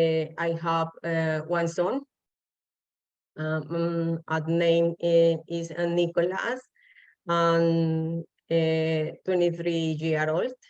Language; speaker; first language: English; non-native, learner; Spanish